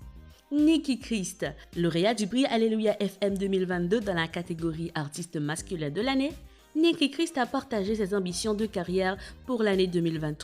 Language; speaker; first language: French; non-native, local second language; Haitian Creole